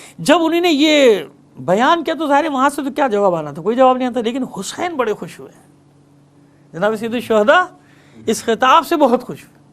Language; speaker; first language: Urdu; native; Urdu